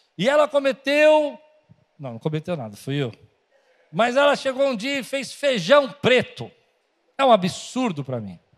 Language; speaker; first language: Portuguese; native; Portuguese